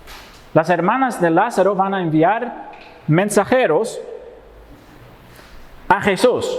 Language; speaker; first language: Spanish; non-native, fluent; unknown